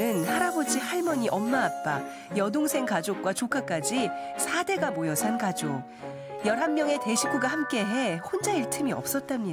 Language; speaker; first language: Korean; native; Korean